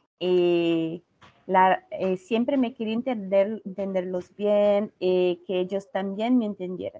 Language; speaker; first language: Spanish; non-native, learner; Portuguese